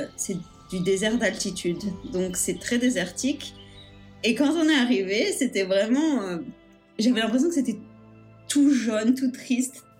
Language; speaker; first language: French; native; French